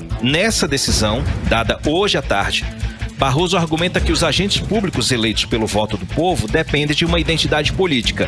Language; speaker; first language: Portuguese; native; Portuguese